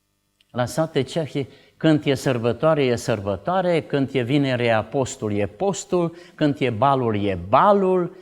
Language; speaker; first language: Romanian; non-native, local second language; Czech